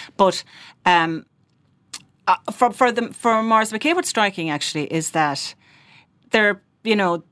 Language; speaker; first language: English; native; English